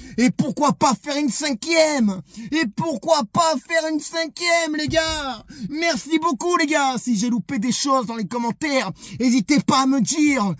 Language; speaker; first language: French; native; French